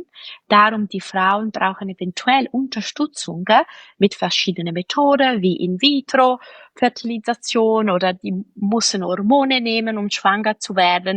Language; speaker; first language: German; non-native, fluent; Italian